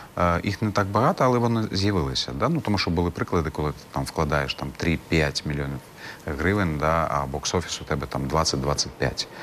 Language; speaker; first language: Ukrainian; non-native, local second language; Crimean Tatar